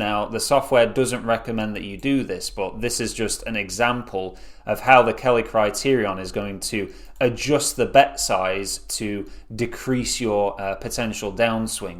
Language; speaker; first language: English; native; English